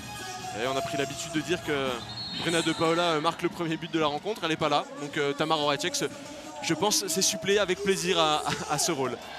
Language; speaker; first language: French; native; French